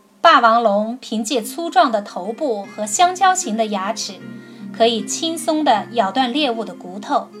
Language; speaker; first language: Chinese; native; Chinese